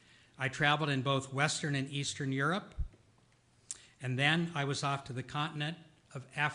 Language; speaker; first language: English; native; English